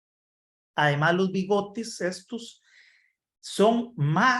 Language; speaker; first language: Spanish; native; Spanish